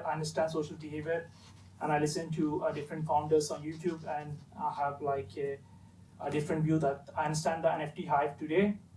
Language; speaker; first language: English; non-native, fluent; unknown